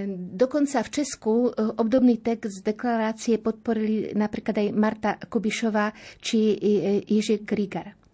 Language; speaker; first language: Slovak; native; Slovak